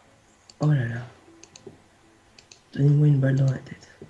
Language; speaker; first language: French; native; French